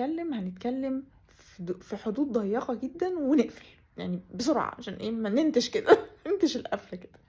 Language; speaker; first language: Arabic; native; Arabic